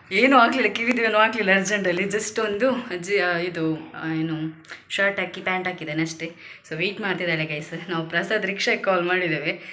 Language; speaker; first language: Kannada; native; Kannada